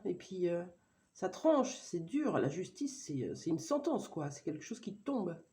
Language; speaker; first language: French; native; French